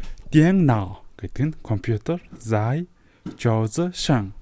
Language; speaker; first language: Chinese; non-native, learner; Mongolian